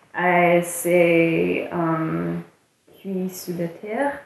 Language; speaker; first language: French; non-native, learner; English